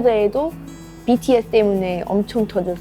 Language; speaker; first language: Korean; non-native, learner; English